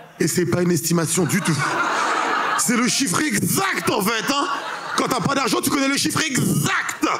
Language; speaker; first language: French; early bilingual, other home language; Haitian Creole